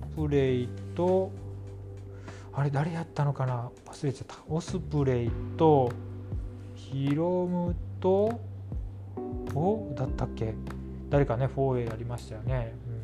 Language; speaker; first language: Japanese; native; Japanese